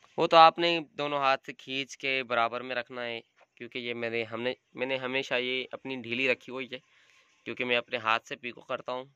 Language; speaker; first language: Urdu; non-native, local second language; Sindhi